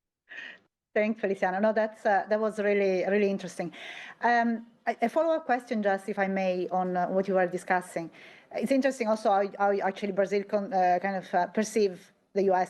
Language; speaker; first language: English; non-native, fluent; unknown